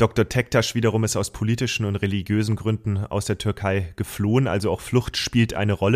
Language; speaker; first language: German; native; German